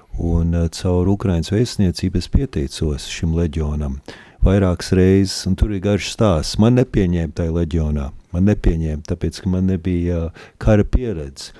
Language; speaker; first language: Latvian; early bilingual, heritage; Latvian